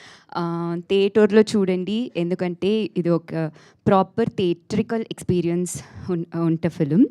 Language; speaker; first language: Telugu; non-native, fluent; Tamil